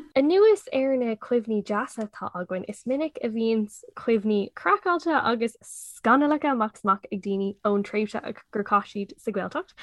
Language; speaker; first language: Irish; non-native, local second language; English